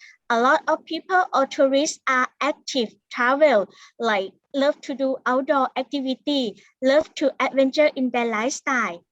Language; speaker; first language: English; non-native, learner; Thai